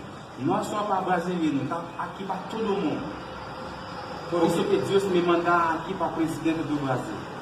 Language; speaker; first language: Portuguese; non-native, learner; Haitian Creole